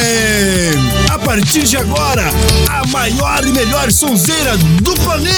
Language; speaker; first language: Portuguese; native; Portuguese